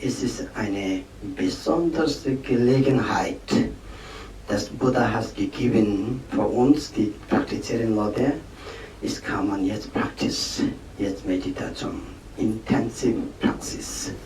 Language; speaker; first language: German; non-native, learner; Tibetan